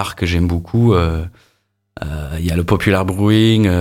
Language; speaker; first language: French; non-native, fluent; English